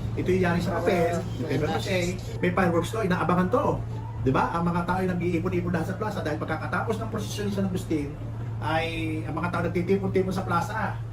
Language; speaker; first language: Filipino; native; Filipino